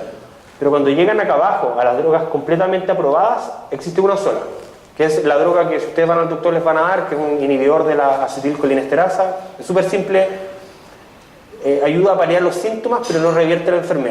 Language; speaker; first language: Spanish; native; Spanish